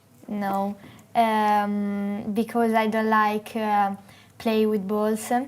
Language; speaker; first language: English; non-native, learner; Italian